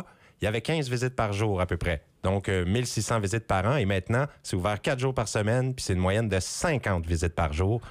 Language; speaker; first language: French; native; French